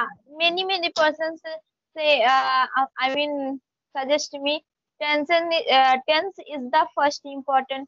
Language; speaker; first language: English; non-native, learner; Hindi